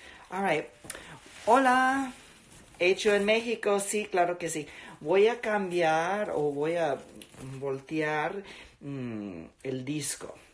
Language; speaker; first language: Spanish; early bilingual, other home language; English